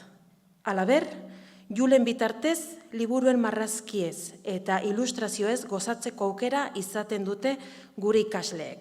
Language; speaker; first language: Basque; native; Basque